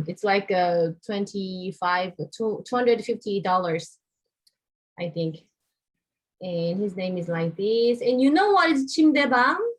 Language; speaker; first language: English; non-native, fluent; Korean